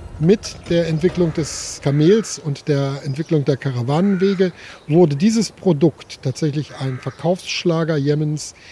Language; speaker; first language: German; native; German